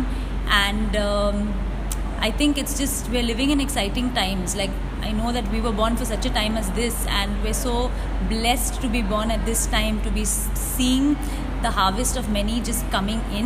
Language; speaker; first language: English; non-native, local second language; Bangla